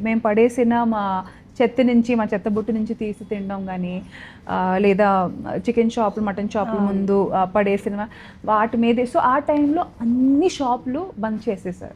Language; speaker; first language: Telugu; non-native, local second language; Odia